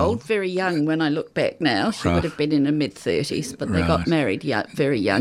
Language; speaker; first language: English; native; English